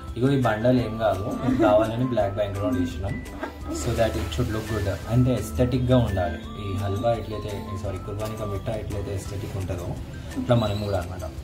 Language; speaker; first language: Telugu; non-native, local second language; Urdu